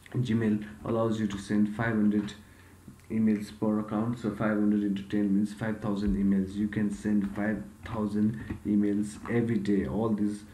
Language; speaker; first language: English; non-native, local second language; Nepali